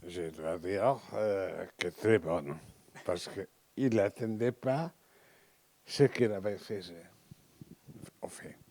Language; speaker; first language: French; non-native, learner; Catalan